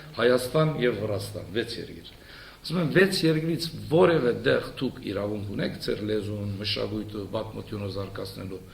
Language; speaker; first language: Armenian; early bilingual, heritage; Armenian